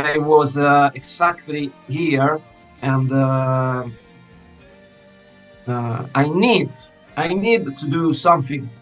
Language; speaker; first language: English; non-native, fluent; Italian